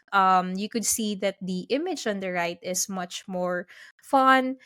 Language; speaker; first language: English; non-native, local second language; Filipino